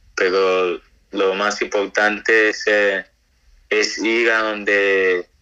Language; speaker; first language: Spanish; non-native, fluent; Nigerian Pidgin